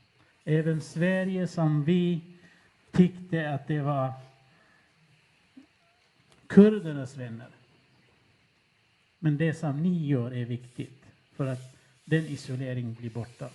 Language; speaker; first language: Swedish; non-native, fluent; Kurdish